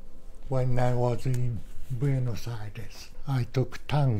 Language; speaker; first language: English; non-native, learner; Japanese